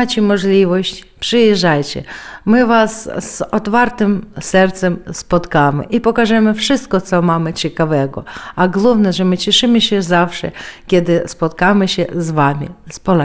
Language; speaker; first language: Polish; early bilingual, heritage; Polish